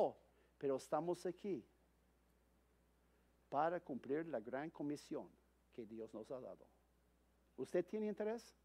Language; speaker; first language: Spanish; non-native, fluent; English